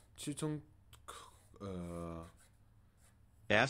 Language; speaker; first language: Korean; non-native, learner; English